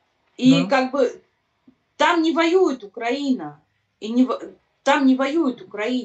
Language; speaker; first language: Russian; native; Russian